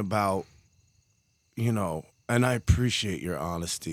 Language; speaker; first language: English; native; English